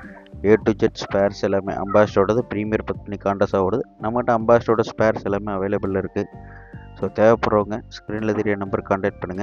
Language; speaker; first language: Tamil; native; Tamil